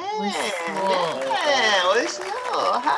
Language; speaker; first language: Japanese; non-native, learner; English